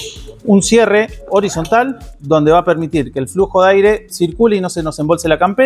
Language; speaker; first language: Spanish; native; Spanish